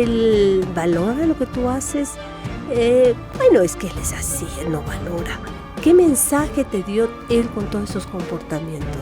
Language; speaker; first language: Spanish; native; Spanish